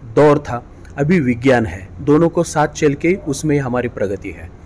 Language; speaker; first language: Hindi; non-native, local second language; Marathi